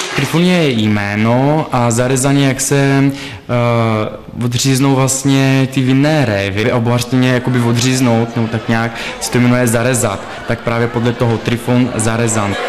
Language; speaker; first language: Czech; non-native, fluent; Bulgarian